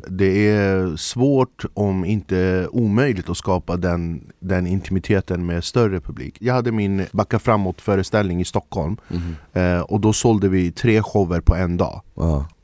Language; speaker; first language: Swedish; early bilingual, other home language; Kurdish